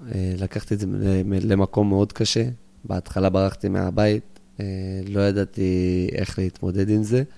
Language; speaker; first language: Hebrew; early bilingual, other home language; English